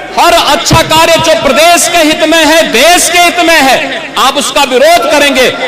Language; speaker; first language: Hindi; native; Hindi